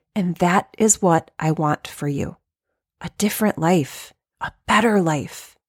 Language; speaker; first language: English; native; English